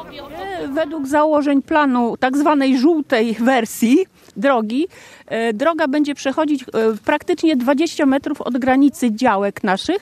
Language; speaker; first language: Polish; native; Polish